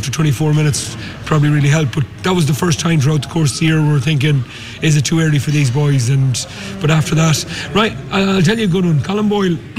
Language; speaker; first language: English; native; English